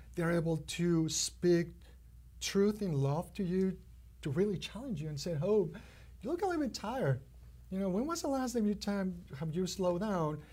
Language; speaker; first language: English; non-native, fluent; Spanish